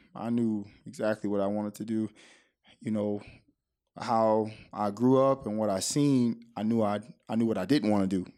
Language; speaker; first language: English; native; English